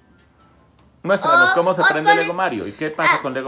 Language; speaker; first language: Spanish; native; Spanish